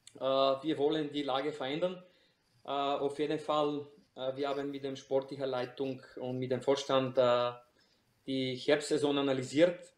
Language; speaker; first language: German; non-native, fluent; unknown